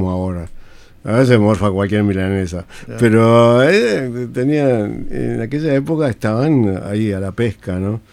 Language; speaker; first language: Spanish; native; Spanish